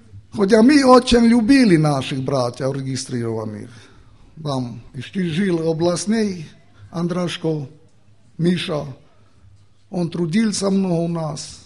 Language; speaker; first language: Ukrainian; non-native, local second language; Romany